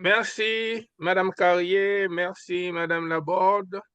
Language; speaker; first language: French; non-native, local second language; Haitian Creole